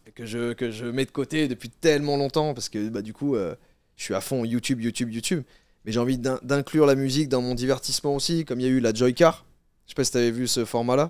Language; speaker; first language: French; native; French